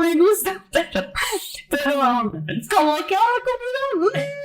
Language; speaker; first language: Spanish; early bilingual, heritage; Spanish